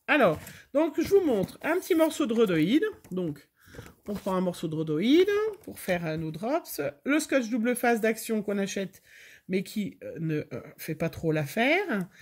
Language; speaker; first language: French; native; French